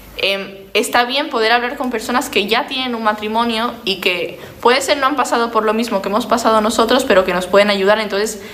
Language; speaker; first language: Spanish; native; Spanish